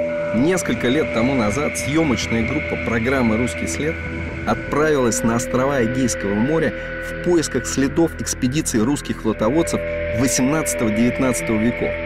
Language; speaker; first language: Russian; native; Russian